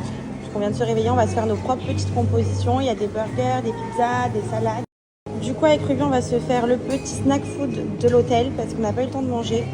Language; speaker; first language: French; native; French